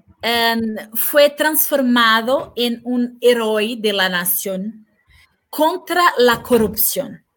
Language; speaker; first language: Spanish; non-native, fluent; Portuguese